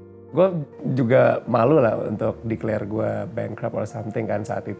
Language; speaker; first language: Indonesian; native; Indonesian